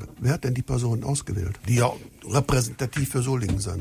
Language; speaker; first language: German; native; German